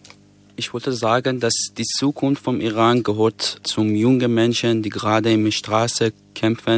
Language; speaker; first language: German; non-native, fluent; Persian